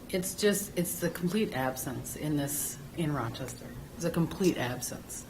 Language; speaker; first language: English; native; English